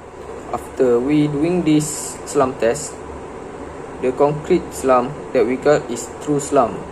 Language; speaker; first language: English; non-native, learner; Malay